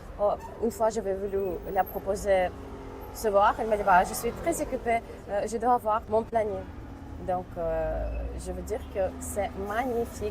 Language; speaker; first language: French; non-native, learner; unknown